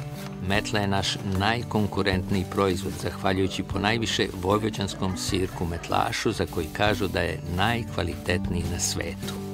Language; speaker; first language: Serbian; native; Serbian